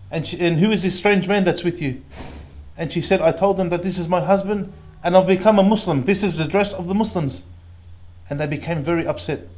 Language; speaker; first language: English; native; English